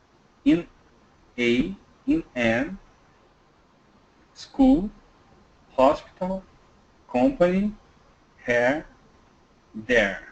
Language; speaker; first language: English; non-native, learner; Portuguese